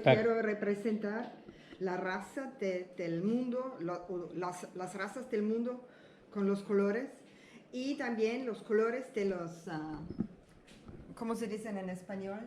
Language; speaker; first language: Spanish; non-native, learner; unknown